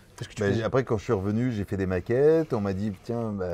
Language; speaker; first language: French; native; French